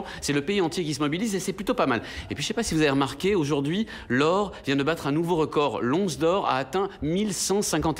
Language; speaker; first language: French; native; French